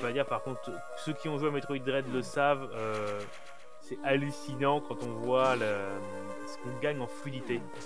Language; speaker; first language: French; native; French